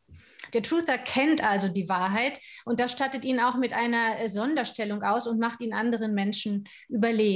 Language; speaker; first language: German; native; German